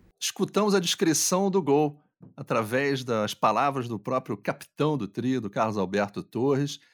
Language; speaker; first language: Portuguese; native; Portuguese